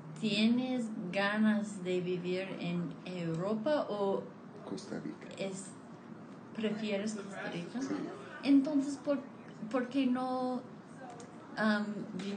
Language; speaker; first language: Spanish; non-native, fluent; English